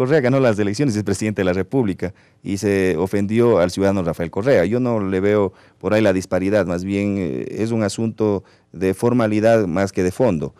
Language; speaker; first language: Spanish; native; Spanish